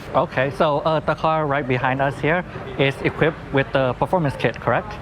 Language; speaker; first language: English; non-native, fluent; Thai